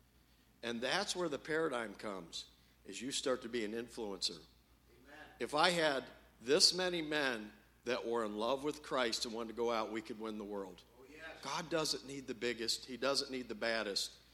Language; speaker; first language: English; native; English